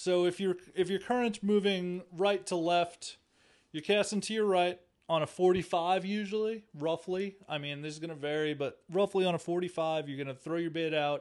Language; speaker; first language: English; native; English